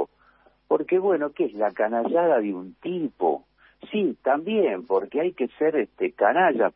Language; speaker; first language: Spanish; native; Spanish